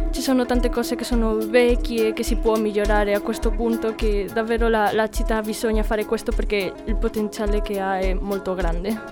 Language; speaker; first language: Italian; non-native, fluent; Spanish